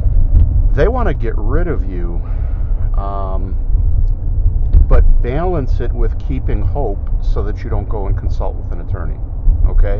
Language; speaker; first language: English; native; English